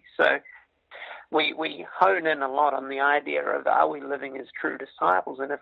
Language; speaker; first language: English; native; English